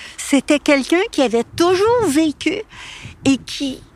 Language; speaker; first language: French; native; French